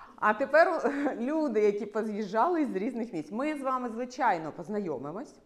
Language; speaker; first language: Ukrainian; non-native, local second language; Russian